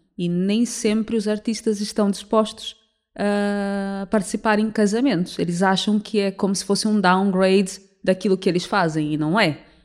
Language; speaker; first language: Portuguese; native; Portuguese